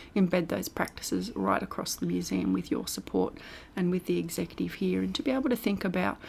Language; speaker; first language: English; native; English